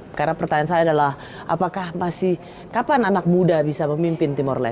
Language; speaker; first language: Indonesian; native; Indonesian